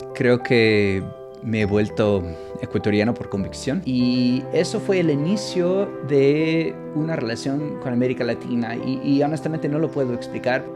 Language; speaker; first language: Spanish; non-native, fluent; English